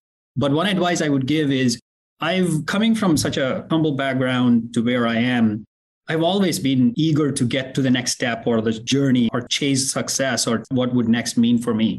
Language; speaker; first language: English; non-native, local second language; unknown